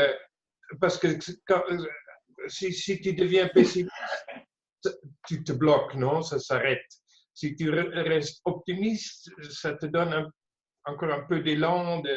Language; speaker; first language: French; non-native, fluent; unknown